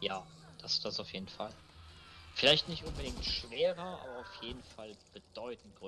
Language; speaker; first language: German; native; German